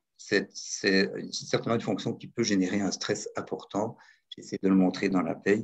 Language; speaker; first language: French; native; French